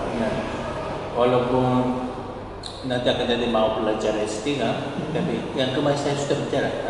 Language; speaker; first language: Indonesian; non-native, learner; Korean